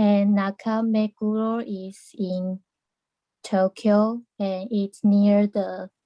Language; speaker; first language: English; non-native, learner; Chinese